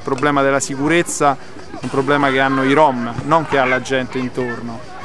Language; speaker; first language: Italian; native; Italian